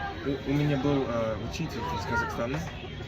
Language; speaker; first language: Russian; non-native, learner; English